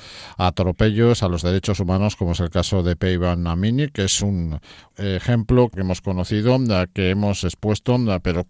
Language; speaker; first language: Spanish; native; Spanish